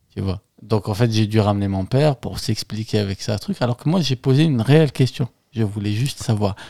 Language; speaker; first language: French; non-native, local second language; Arabic